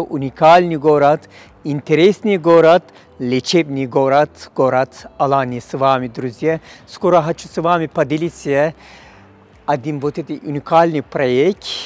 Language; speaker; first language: Russian; non-native, learner; Turkish